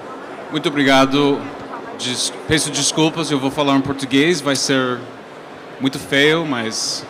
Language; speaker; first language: Portuguese; non-native, fluent; English